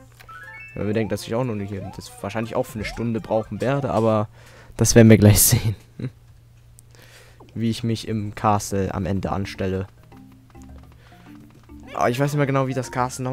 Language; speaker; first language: German; native; German